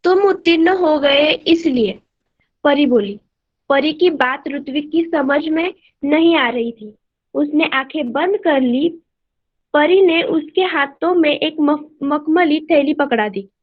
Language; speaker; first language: Hindi; non-native, local second language; Marathi